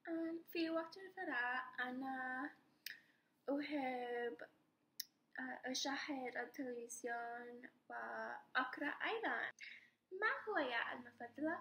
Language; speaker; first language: Arabic; non-native, learner; English